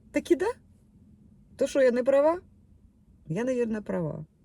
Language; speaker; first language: Ukrainian; non-native, local second language; Russian